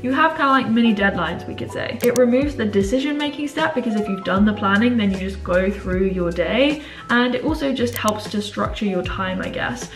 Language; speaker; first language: English; native; English